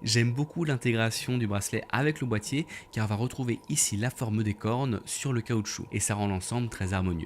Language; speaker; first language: French; native; French